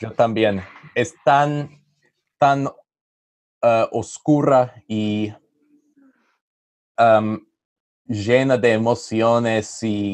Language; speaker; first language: Spanish; non-native, learner; English